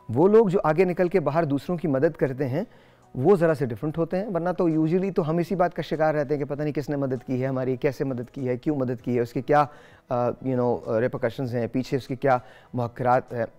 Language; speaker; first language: Urdu; native; Urdu